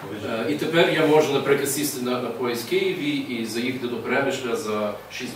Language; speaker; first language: Ukrainian; early bilingual, heritage; English